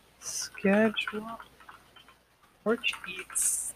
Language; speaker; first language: Portuguese; non-native, learner; English